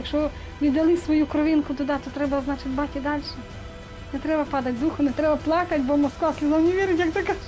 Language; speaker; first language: Ukrainian; native; Ukrainian